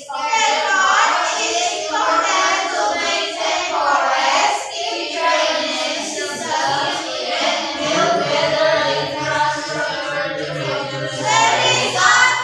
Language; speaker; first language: English; non-native, learner; Indonesian